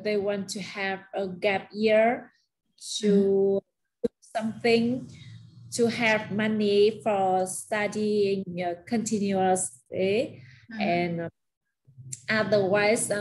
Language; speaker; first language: English; non-native, learner; Vietnamese